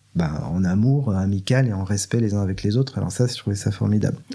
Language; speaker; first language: French; native; French